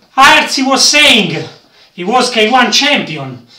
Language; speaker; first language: English; non-native, learner; Italian